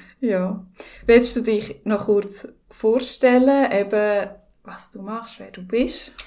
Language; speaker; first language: German; native; German